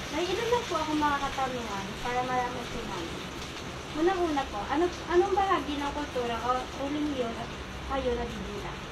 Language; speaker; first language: Filipino; native; Filipino